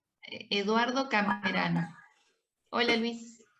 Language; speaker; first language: Spanish; native; Spanish